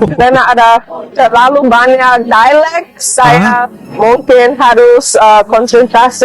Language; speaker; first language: Indonesian; non-native, learner; English